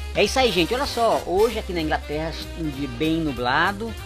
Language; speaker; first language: Portuguese; native; Portuguese